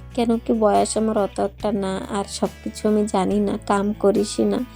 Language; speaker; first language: Bangla; non-native, local second language; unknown